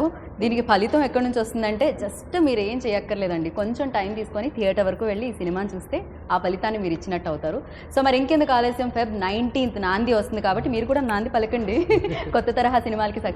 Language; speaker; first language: Telugu; native; Telugu